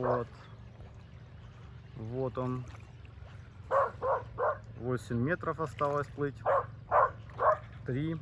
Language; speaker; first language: Russian; native; Russian